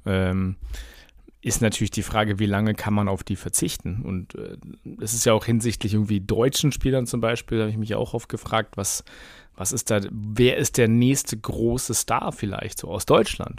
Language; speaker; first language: German; native; German